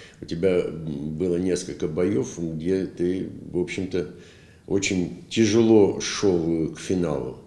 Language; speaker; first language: Russian; native; Russian